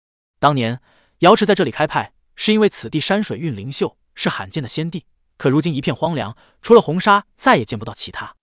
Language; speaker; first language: Chinese; native; Chinese